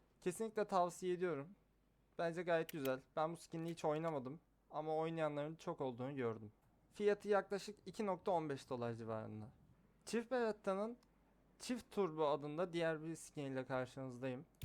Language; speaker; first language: Turkish; native; Turkish